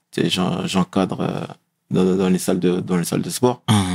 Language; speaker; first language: French; native; French